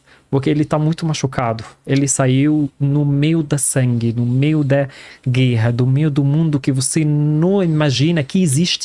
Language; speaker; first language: Portuguese; non-native, fluent; Arabic